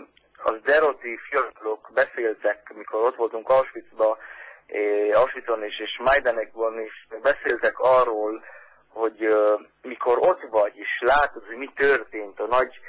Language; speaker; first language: Hungarian; early bilingual, heritage; Hungarian